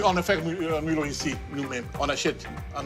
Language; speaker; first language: French; non-native, fluent; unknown